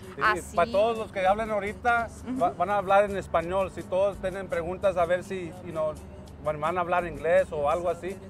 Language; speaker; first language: Spanish; early bilingual, heritage; Spanish